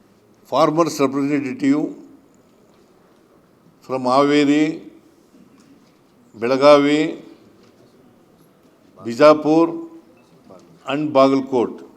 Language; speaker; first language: English; non-native, local second language; Kannada